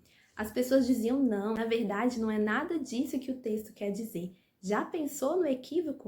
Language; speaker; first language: Portuguese; native; Portuguese